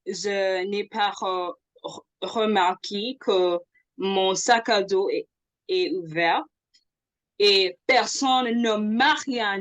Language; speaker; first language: French; non-native, fluent; English